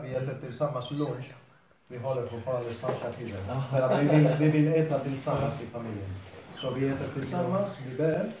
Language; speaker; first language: Swedish; non-native, fluent; Spanish